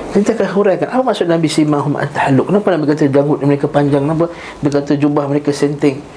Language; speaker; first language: Malay; native; Malay